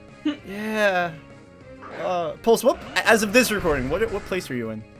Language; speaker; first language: English; native; English